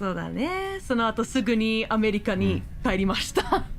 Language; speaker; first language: Japanese; non-native, learner; English